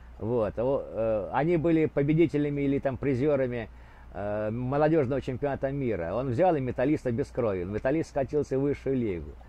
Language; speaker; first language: Russian; native; Russian